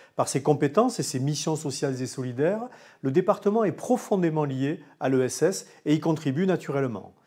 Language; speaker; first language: French; native; French